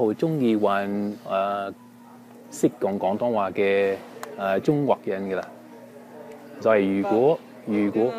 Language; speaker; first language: Chinese; non-native, fluent; English